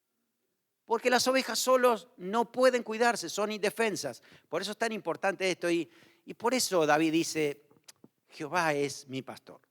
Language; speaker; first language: Spanish; native; Spanish